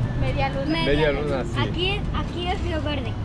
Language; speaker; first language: Spanish; native; Spanish